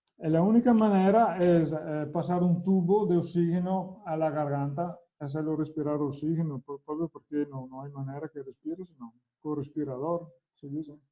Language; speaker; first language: Spanish; non-native, fluent; Italian